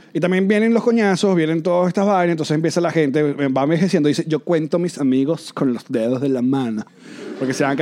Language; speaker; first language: Spanish; native; Spanish